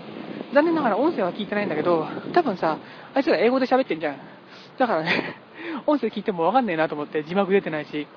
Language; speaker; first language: Japanese; native; Japanese